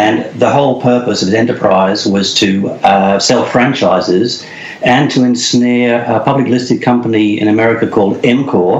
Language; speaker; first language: English; native; English